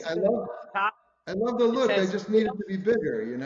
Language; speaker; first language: English; native; English